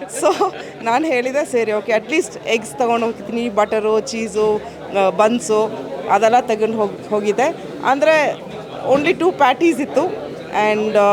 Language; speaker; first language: Kannada; non-native, fluent; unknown